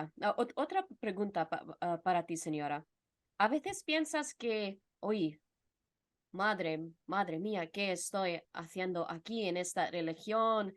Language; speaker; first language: Spanish; non-native, fluent; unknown